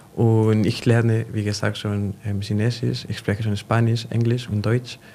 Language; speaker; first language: German; non-native, fluent; Spanish